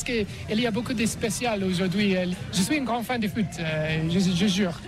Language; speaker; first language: French; non-native, learner; English